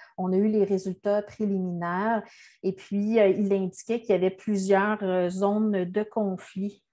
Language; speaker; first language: French; native; French